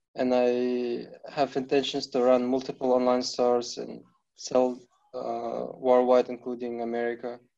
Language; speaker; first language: English; non-native, fluent; Kazakh